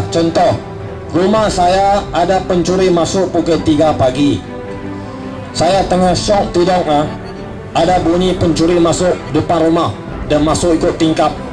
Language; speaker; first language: Malay; native; Malay